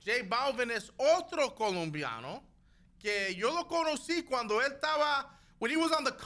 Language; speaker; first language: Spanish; early bilingual, heritage; Spanish